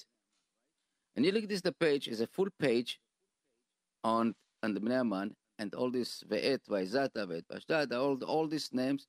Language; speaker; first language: English; non-native, fluent; Hebrew